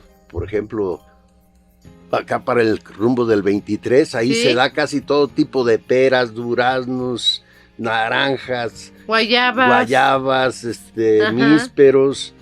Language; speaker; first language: Spanish; native; Spanish